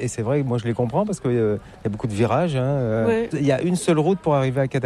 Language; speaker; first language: French; native; French